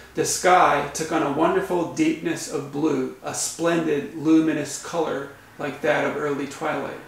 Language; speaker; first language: English; non-native, fluent; Japanese